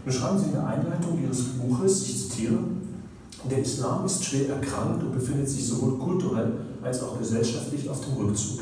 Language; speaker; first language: German; native; German